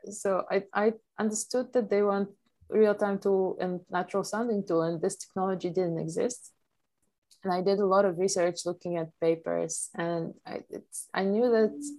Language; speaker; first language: English; non-native, fluent; Polish